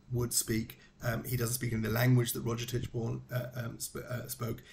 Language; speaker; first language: English; native; English